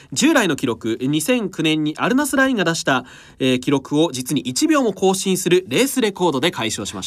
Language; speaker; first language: Japanese; native; Japanese